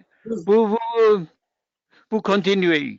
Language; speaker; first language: French; non-native, fluent; German